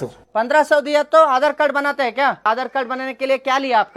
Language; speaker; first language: Hindi; non-native, local second language; Kannada